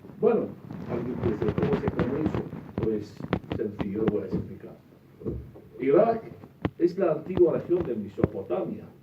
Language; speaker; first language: Spanish; non-native, fluent; Arabic